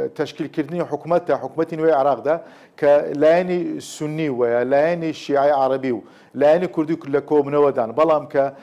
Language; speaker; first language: Central Kurdish; non-native, local second language; Turkish